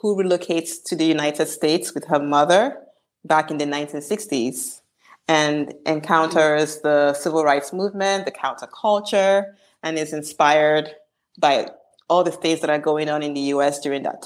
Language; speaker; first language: English; non-native, local second language; Igbo